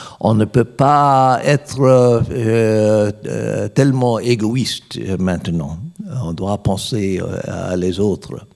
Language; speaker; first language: French; non-native, learner; English